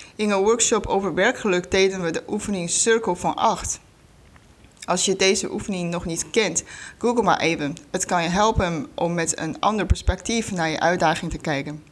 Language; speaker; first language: Dutch; non-native, fluent; Chinese